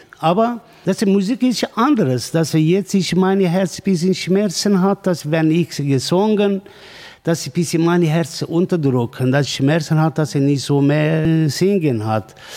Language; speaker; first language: German; non-native, learner; Kurdish